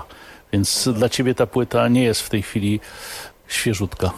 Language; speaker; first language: Polish; native; Polish